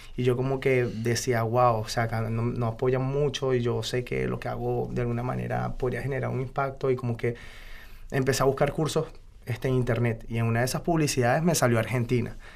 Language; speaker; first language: Spanish; native; Spanish